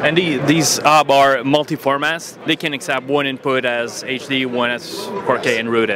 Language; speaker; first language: English; non-native, fluent; French